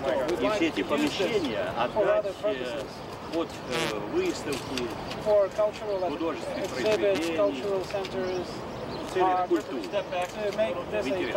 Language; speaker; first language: Russian; native; Russian